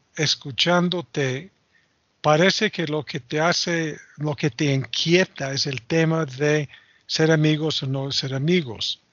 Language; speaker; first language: Spanish; non-native, fluent; English